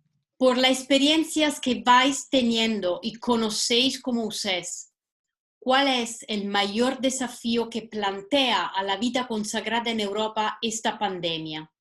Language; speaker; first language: Spanish; non-native, learner; Italian